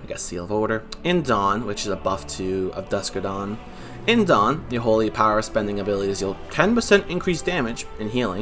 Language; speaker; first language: English; native; English